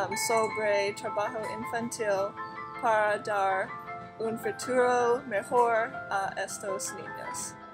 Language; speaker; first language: Spanish; non-native, learner; English